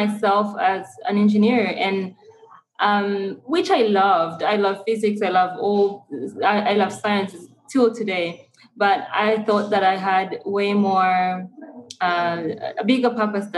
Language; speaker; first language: English; non-native, local second language; Kinyarwanda